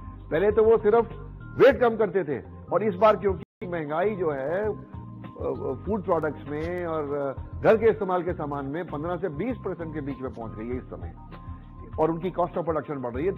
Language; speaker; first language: Hindi; native; Hindi